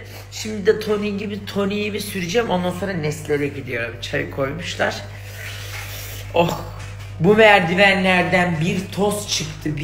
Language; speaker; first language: Turkish; native; Turkish